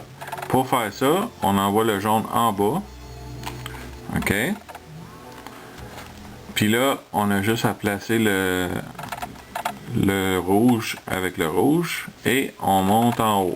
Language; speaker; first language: French; native; French